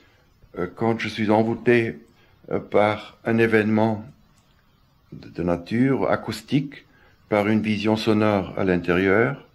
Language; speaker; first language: French; non-native, fluent; German